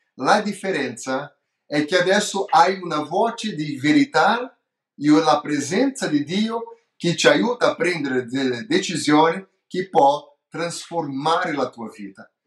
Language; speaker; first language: Italian; non-native, fluent; Portuguese